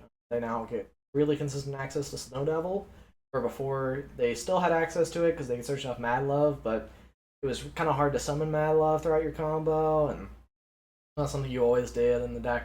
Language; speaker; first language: English; native; English